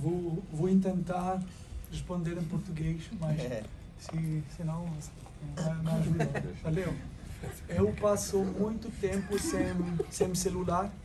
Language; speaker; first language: Portuguese; non-native, learner; French